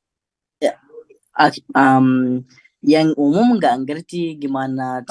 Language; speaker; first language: Indonesian; non-native, learner; Arabic